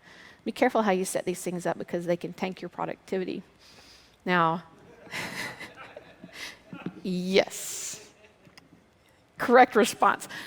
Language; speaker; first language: English; native; English